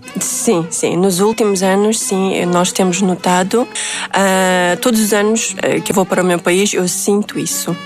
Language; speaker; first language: Portuguese; early bilingual, other home language; Uzbek